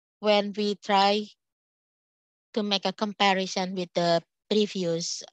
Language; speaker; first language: English; non-native, local second language; Indonesian